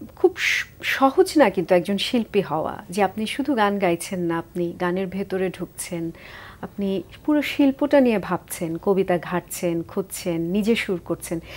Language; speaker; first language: Bangla; native; Bangla